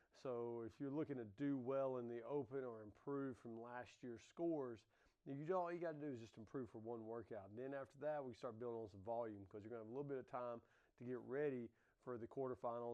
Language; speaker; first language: English; native; English